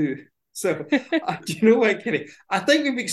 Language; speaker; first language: English; native; English